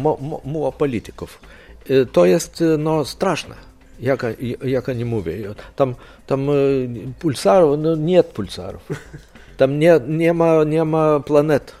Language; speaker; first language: Polish; non-native, learner; Lithuanian